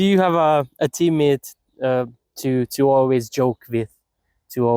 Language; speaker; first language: English; non-native, fluent; Hungarian